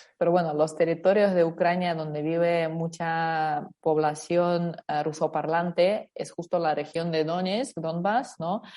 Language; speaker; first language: Spanish; non-native, fluent; Russian